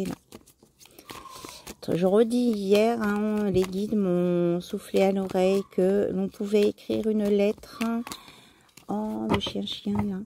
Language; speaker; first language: French; native; French